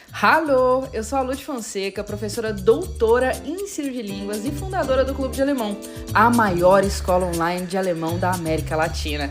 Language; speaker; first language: Portuguese; native; Portuguese